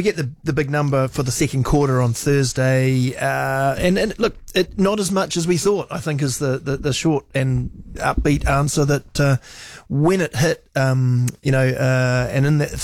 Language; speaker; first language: English; native; English